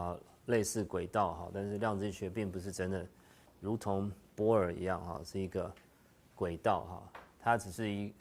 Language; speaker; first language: Chinese; native; Chinese